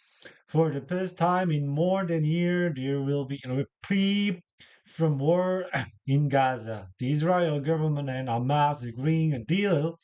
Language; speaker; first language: English; non-native, learner; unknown